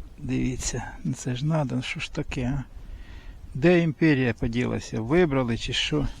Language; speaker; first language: Ukrainian; native; Ukrainian